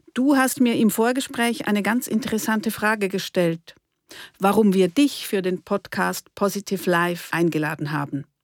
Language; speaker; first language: German; native; German